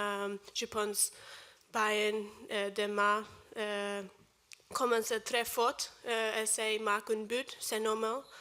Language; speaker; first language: French; non-native, learner; English